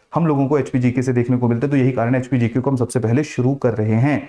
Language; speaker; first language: Hindi; native; Hindi